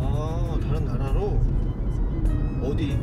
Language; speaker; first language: Korean; native; Korean